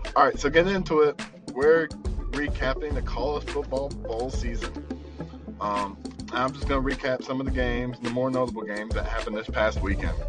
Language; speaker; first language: English; native; English